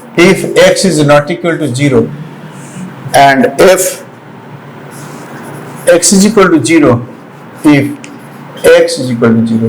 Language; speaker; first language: English; non-native, local second language; Hindi